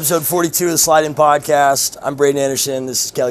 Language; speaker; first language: English; native; English